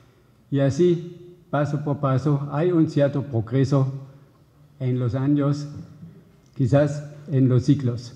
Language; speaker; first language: Spanish; non-native, fluent; German